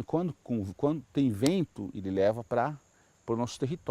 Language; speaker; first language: Portuguese; non-native, local second language; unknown